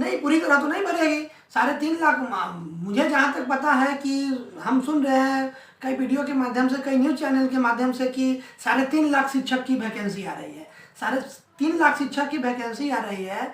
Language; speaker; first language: Hindi; native; Hindi